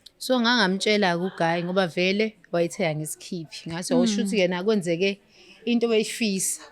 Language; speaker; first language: Zulu; native; Zulu